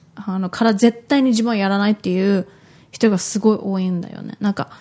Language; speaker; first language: Japanese; native; Japanese